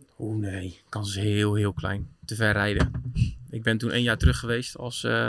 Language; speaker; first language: Dutch; native; Dutch